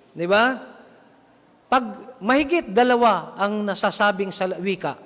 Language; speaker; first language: Filipino; non-native, local second language; Cebuano